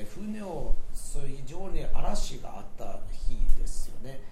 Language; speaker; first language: Japanese; non-native, fluent; Swedish